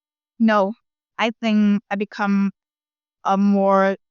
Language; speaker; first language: English; non-native, learner; Vietnamese